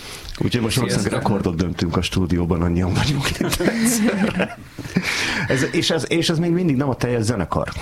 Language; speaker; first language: Hungarian; native; Hungarian